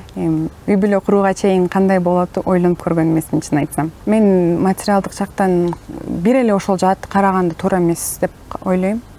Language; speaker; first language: Kyrgyz; non-native, local second language; Turkish